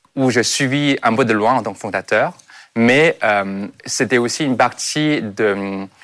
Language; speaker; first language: French; non-native, fluent; Chinese